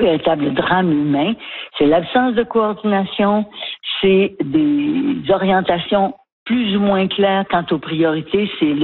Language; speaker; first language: French; native; French